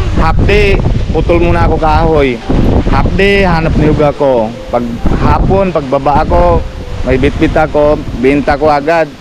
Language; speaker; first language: Filipino; non-native, learner; Punjabi